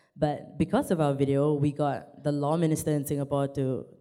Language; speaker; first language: English; native; English